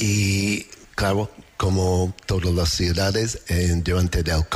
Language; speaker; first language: Spanish; non-native, learner; English